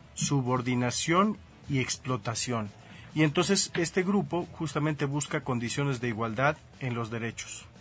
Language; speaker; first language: Spanish; native; Spanish